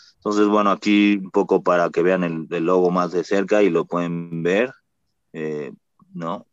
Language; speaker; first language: Spanish; native; Spanish